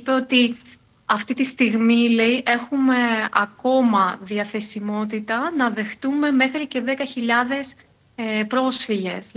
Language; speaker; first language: Greek; non-native, fluent; Ukrainian